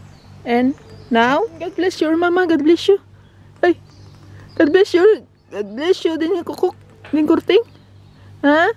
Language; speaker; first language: English; non-native, learner; Filipino